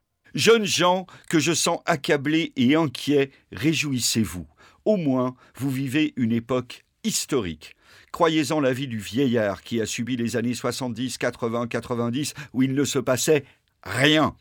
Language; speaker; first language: French; native; French